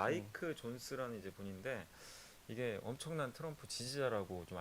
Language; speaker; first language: Korean; native; Korean